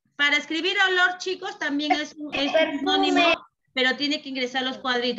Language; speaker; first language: Spanish; native; Spanish